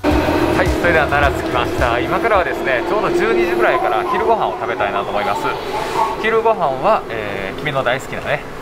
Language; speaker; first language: Japanese; native; Japanese